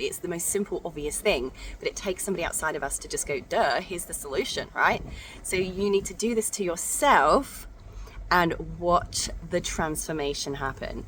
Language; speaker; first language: English; native; English